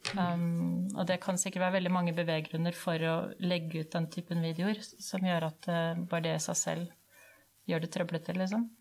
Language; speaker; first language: Norwegian; native; Norwegian